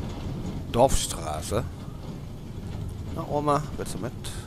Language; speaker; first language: German; native; German